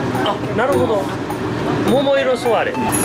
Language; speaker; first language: Japanese; native; Japanese